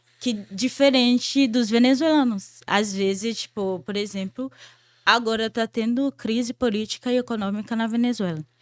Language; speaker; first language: Portuguese; non-native, fluent; Haitian Creole